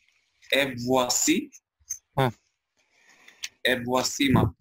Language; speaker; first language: French; non-native, learner; Albanian